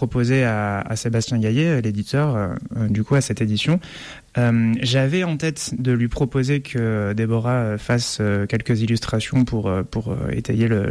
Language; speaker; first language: French; native; French